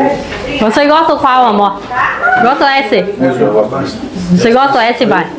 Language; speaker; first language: Portuguese; non-native, learner; Vietnamese